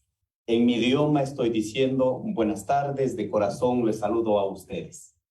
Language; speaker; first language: Spanish; non-native, local second language; Quechua